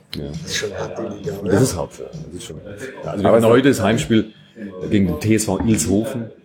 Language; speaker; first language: German; native; German